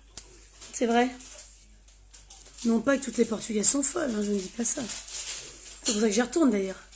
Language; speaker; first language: French; native; French